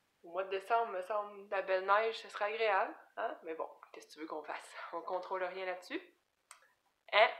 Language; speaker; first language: French; native; French